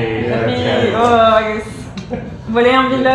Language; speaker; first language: Indonesian; non-native, learner; French